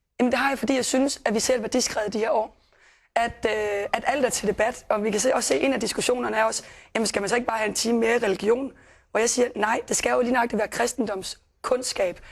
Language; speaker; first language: Danish; native; Danish